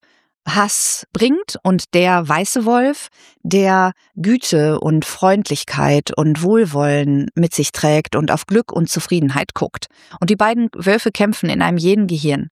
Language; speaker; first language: German; native; German